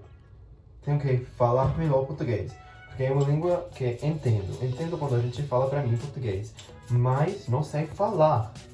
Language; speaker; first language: Portuguese; non-native, learner; English